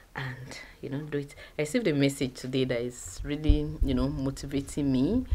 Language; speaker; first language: English; non-native, local second language; Yoruba